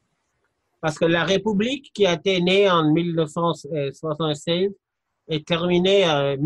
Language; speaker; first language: French; non-native, fluent; English